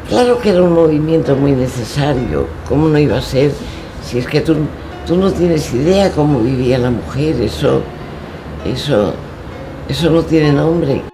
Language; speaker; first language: Spanish; native; Spanish